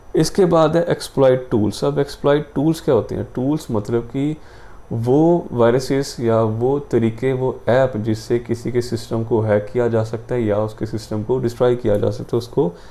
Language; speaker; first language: Hindi; non-native, local second language; Punjabi